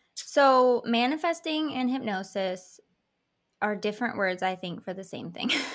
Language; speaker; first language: English; native; English